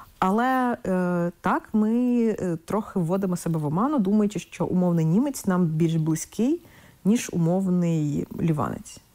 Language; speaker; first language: Ukrainian; non-native, local second language; Russian